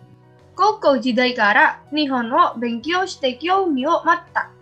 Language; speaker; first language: Japanese; non-native, learner; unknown